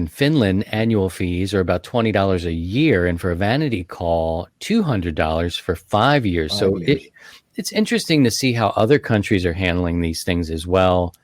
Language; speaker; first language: English; native; English